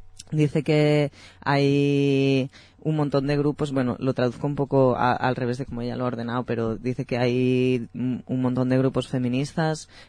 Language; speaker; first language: Spanish; native; Spanish